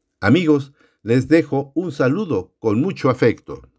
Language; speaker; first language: Spanish; native; Spanish